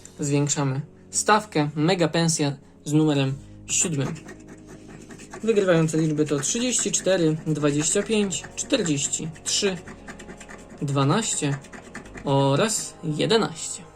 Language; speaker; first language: Polish; native; Polish